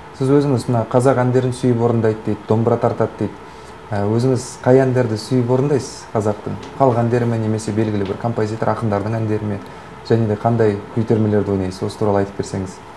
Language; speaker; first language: Kazakh; native; Kazakh